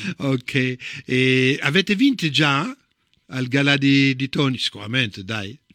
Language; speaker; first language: Italian; early bilingual, heritage; Italian